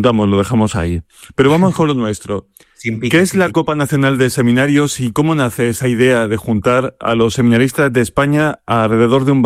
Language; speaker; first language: Spanish; native; Spanish